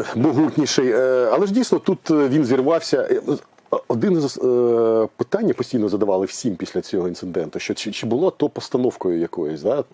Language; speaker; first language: Ukrainian; native; Ukrainian